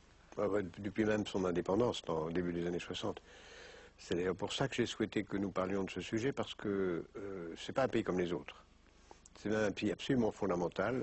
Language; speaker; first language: French; native; French